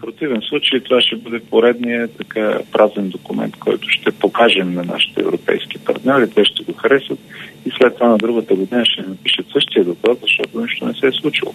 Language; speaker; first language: Bulgarian; native; Bulgarian